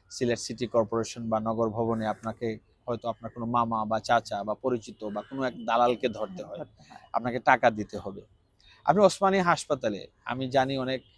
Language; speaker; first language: Bangla; native; Bangla